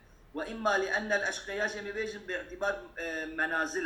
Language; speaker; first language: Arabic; non-native, fluent; Kurdish